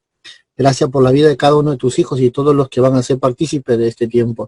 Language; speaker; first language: Spanish; native; Spanish